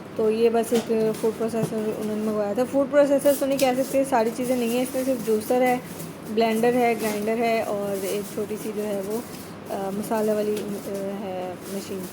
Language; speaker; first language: Urdu; native; Urdu